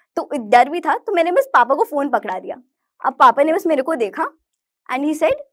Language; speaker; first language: Hindi; native; Hindi